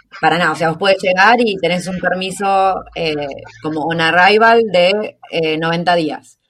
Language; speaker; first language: Spanish; native; Spanish